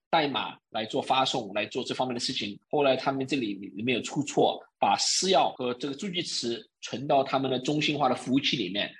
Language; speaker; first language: Chinese; early bilingual, heritage; Chinese